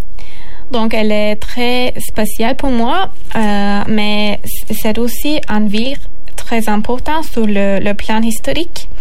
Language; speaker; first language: French; non-native, learner; Turkish